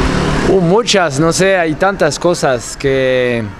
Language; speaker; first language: Spanish; non-native, learner; French